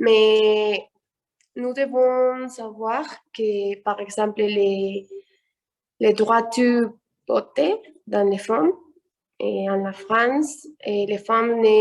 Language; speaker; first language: French; non-native, learner; Spanish